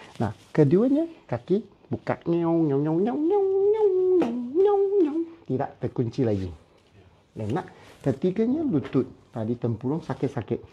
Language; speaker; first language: Malay; non-native, local second language; Chinese